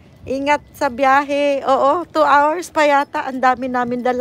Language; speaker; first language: Filipino; non-native, local second language; Cebuano